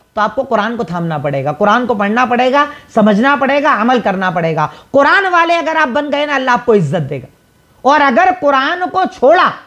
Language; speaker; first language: Hindi; native; Hindi